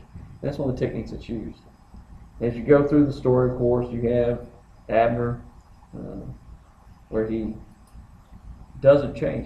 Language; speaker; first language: English; native; English